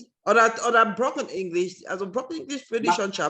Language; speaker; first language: German; non-native, fluent; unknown